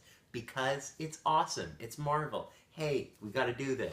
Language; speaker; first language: English; native; English